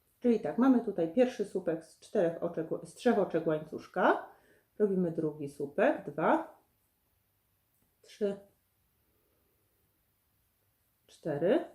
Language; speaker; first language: Polish; native; Polish